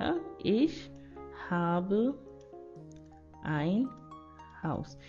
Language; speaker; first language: German; non-native, fluent; Hindi